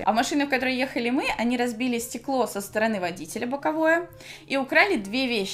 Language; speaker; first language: Russian; native; Russian